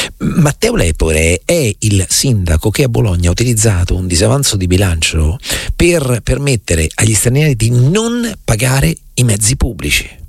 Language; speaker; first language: Italian; native; Italian